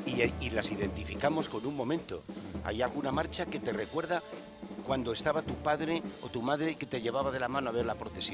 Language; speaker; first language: Spanish; native; Spanish